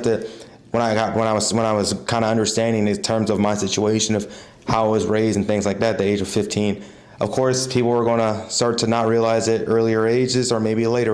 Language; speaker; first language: English; native; English